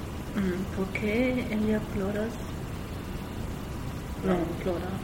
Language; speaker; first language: Spanish; non-native, learner; German